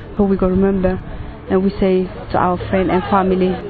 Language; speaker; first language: English; non-native, fluent; Tigrinya